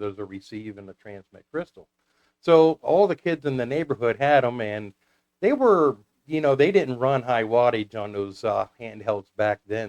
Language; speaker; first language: English; native; English